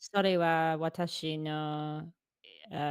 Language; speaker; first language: Japanese; non-native, learner; English